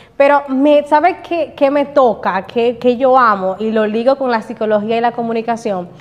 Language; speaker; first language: Spanish; native; Spanish